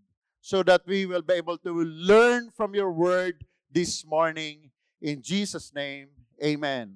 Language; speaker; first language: English; non-native, local second language; Filipino